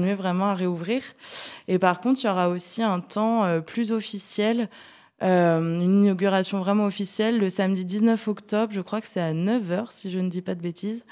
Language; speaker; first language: French; native; French